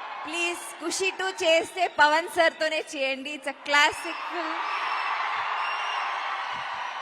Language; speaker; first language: Telugu; non-native, learner; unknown